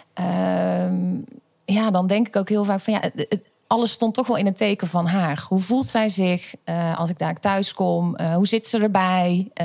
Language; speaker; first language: Dutch; native; Dutch